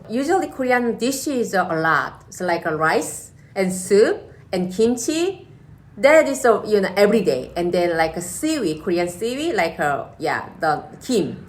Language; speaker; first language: English; non-native, learner; Korean